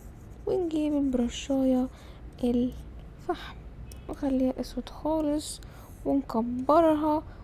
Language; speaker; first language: Arabic; native; Arabic